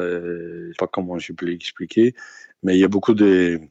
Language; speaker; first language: French; non-native, fluent; Danish